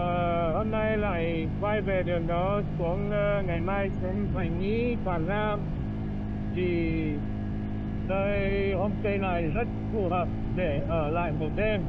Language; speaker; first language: Vietnamese; non-native, fluent; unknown